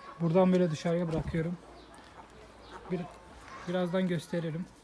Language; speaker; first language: Turkish; native; Turkish